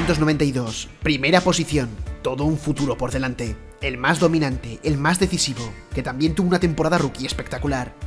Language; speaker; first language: Spanish; native; Spanish